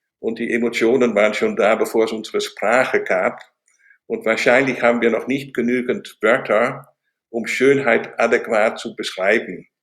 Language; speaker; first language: German; non-native, fluent; Dutch